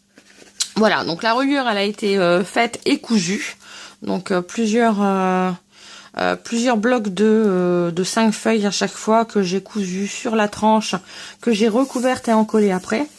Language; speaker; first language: French; native; French